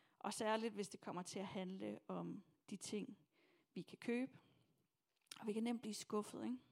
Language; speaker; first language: Danish; native; Danish